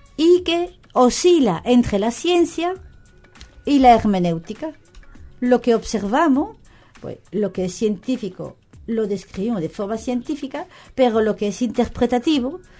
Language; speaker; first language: Spanish; non-native, fluent; French